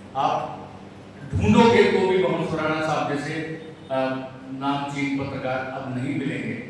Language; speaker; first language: Hindi; native; Hindi